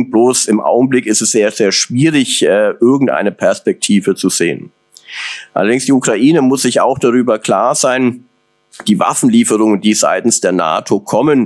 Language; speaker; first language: German; native; German